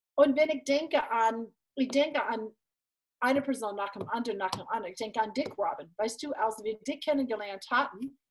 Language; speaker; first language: German; non-native, fluent; English